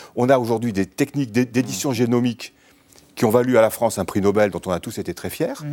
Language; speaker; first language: French; native; French